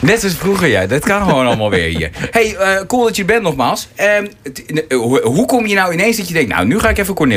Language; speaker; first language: Dutch; native; Dutch